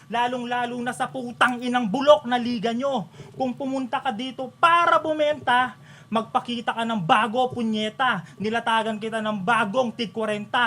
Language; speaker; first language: Filipino; non-native, local second language; Pampanga